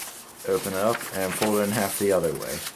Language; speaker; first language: English; native; English